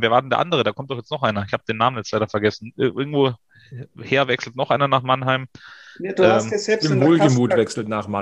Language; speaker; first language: German; native; German